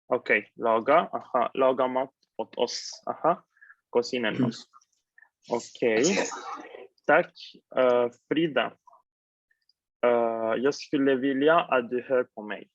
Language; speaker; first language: Swedish; non-native, fluent; Spanish